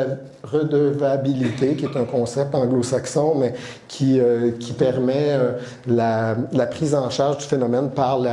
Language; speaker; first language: French; native; French